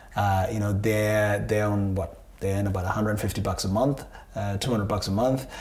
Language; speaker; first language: English; non-native, local second language; Sinhala